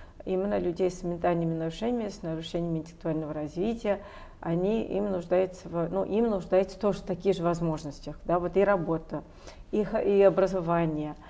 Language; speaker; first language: Russian; non-native, fluent; English